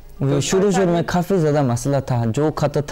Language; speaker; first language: Hindi; non-native, learner; Korean